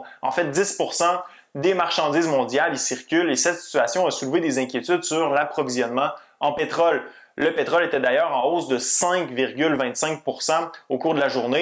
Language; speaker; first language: French; native; French